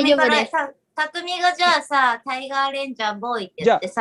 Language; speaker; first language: Japanese; native; Japanese